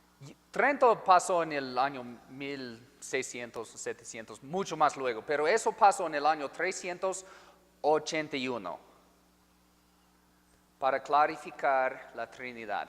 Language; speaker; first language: Spanish; non-native, fluent; English